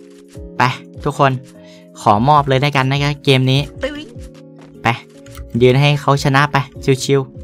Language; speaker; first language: Thai; native; Thai